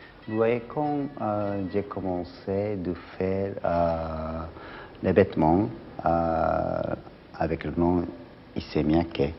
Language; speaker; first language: French; non-native, learner; Japanese